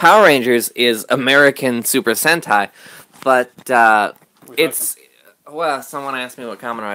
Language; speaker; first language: English; native; English